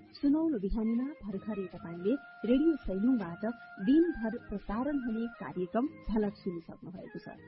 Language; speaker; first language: Nepali; native; Nepali